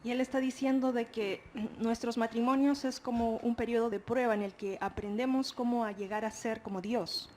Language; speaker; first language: Spanish; native; Spanish